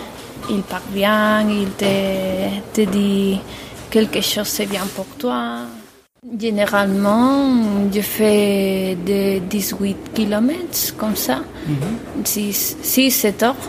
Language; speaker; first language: French; non-native, learner; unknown